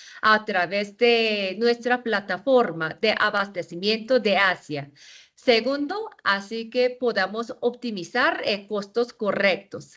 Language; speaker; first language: Spanish; non-native, fluent; Korean